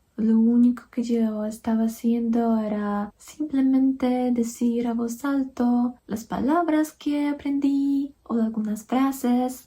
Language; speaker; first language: Spanish; non-native, fluent; Polish